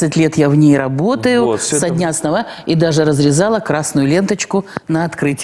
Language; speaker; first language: Russian; native; Russian